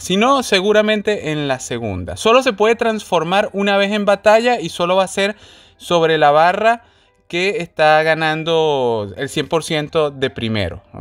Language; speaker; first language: Spanish; native; Spanish